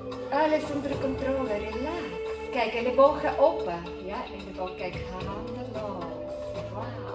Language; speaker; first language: Dutch; non-native, learner; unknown